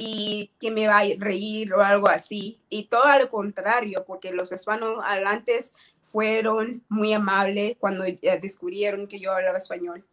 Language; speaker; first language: Spanish; non-native, learner; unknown